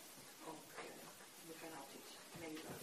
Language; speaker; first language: Swedish; non-native, fluent; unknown